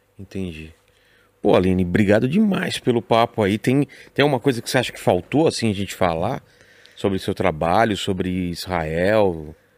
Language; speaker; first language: Portuguese; native; Portuguese